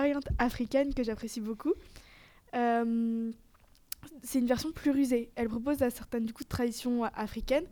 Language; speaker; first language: French; native; French